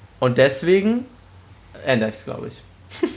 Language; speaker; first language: German; native; German